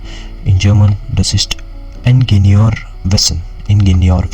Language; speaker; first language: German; non-native, learner; Marathi